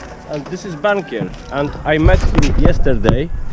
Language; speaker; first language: English; non-native, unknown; Polish